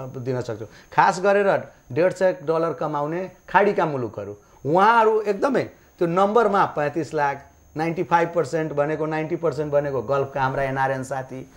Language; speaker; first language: Nepali; non-native, local second language; Maithili